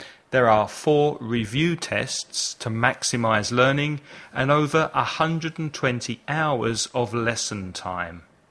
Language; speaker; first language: English; native; English